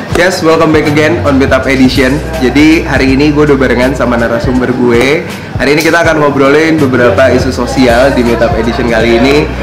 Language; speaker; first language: Indonesian; native; Indonesian